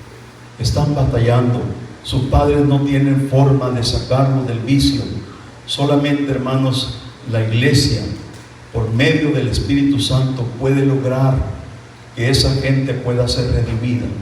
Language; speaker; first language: Spanish; native; Spanish